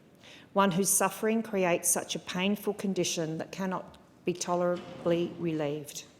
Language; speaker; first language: English; native; English